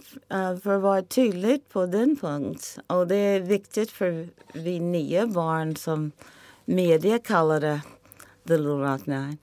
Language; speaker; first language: Swedish; non-native, fluent; English